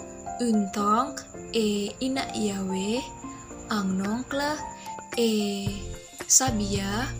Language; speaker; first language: French; non-native, learner; Indonesian